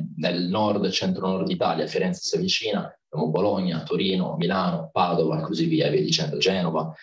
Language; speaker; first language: Italian; native; Italian